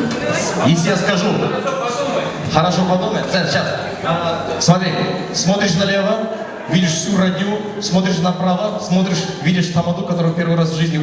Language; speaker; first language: Russian; non-native, local second language; Kazakh